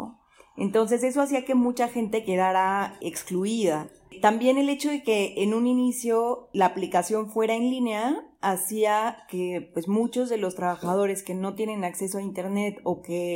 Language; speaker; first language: Spanish; native; Spanish